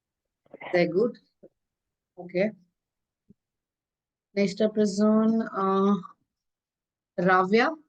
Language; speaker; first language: German; non-native, fluent; Hindi